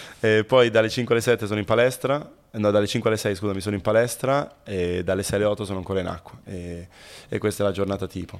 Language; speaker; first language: Italian; native; Italian